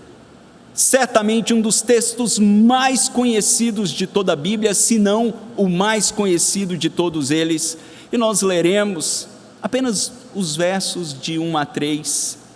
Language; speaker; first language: Portuguese; native; Portuguese